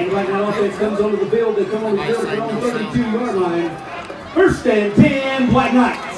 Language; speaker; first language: English; native; English